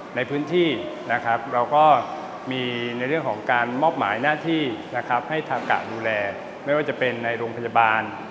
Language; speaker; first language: Thai; native; Thai